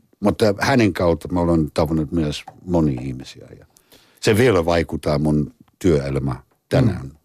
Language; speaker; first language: Finnish; non-native, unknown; English